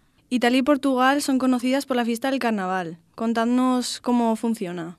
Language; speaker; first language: Spanish; native; Spanish